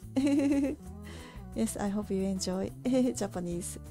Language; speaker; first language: English; non-native, fluent; Japanese